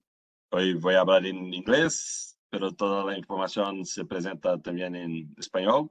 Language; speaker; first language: Spanish; non-native, fluent; Portuguese